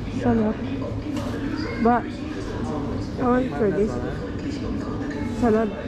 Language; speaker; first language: English; non-native, learner; Filipino